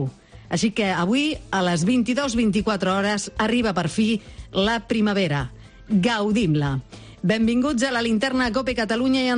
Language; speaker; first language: Catalan; native; Catalan